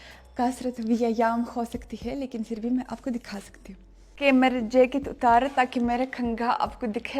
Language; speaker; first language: Hindi; non-native, fluent; Russian